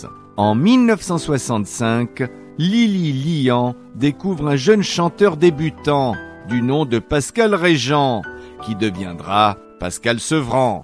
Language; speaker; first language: French; native; French